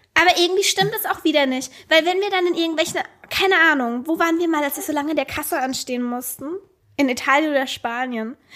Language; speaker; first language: German; native; German